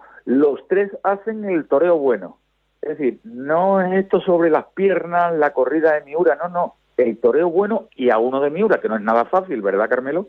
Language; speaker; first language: Spanish; native; Spanish